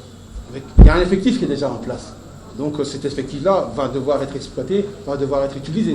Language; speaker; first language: French; native; French